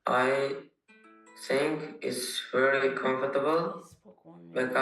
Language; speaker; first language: English; non-native, learner; Uzbek